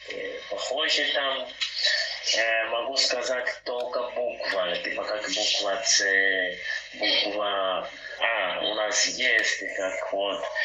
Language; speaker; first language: Russian; non-native, learner; Portuguese